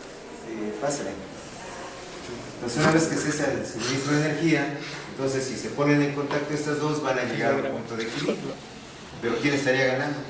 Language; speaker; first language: Spanish; native; Spanish